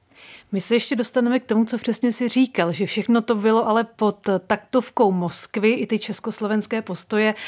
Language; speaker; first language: Czech; native; Czech